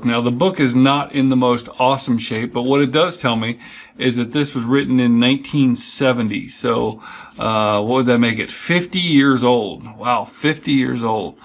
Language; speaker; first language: English; native; English